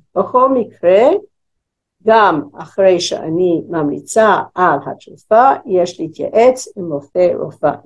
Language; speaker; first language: Hebrew; non-native, fluent; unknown